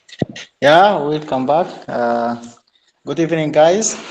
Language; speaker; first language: English; non-native, learner; Arabic